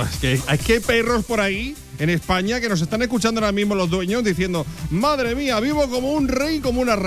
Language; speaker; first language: Spanish; native; Spanish